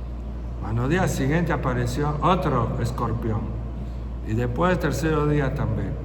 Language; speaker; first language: Portuguese; non-native, fluent; Spanish